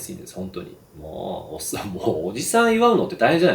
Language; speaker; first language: Japanese; native; Japanese